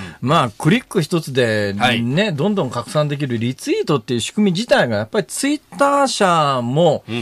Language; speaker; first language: Japanese; native; Japanese